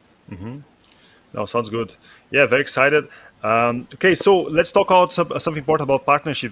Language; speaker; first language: English; non-native, fluent; Portuguese